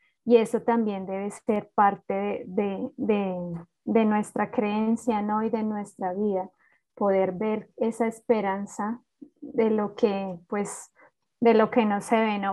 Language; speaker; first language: Spanish; native; Spanish